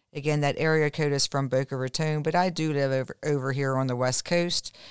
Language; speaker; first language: English; native; English